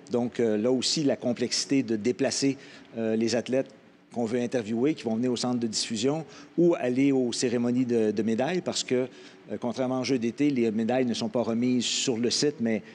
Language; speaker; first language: French; native; French